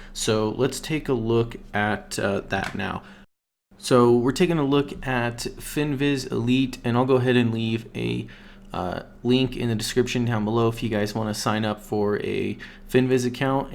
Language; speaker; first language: English; native; English